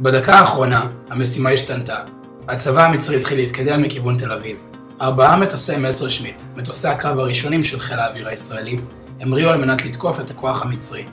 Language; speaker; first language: Hebrew; native; Hebrew